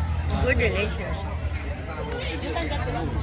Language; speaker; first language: English; non-native, fluent; Filipino